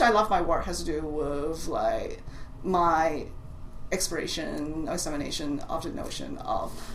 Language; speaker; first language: English; non-native, local second language; Cantonese